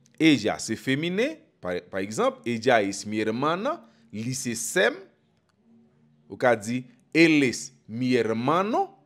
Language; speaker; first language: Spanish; non-native, fluent; Haitian Creole